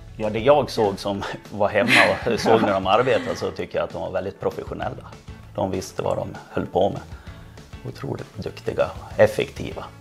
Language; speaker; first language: Swedish; native; Swedish